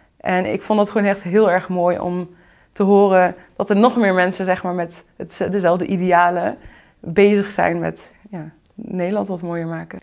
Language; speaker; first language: Dutch; early bilingual, other home language; Arabic